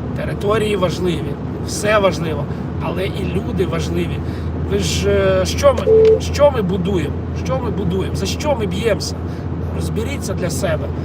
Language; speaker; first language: Ukrainian; non-native, local second language; Russian